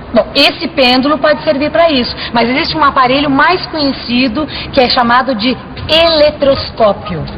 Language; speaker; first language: Portuguese; native; Portuguese